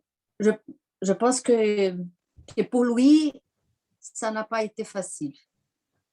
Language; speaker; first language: French; non-native, fluent; Portuguese